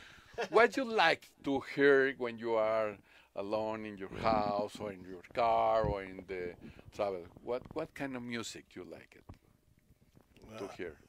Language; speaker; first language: English; non-native, learner; Spanish